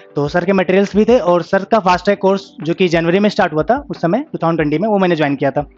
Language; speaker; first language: Hindi; native; Hindi